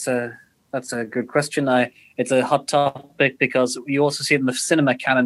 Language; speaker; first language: English; native; English